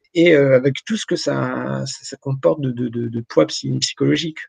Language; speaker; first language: French; native; French